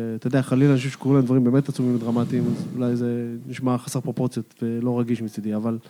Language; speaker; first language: Hebrew; native; Hebrew